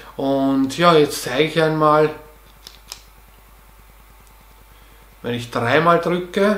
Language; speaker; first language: German; native; German